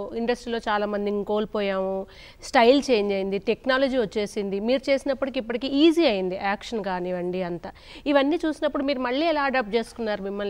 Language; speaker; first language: Telugu; native; Telugu